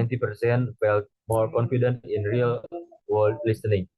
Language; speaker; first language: English; non-native, fluent; Indonesian